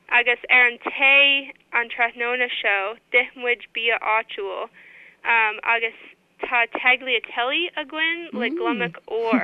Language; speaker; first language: Irish; non-native, learner; English